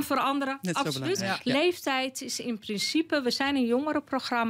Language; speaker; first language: Dutch; native; Dutch